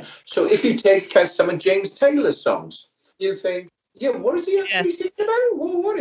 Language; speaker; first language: English; native; English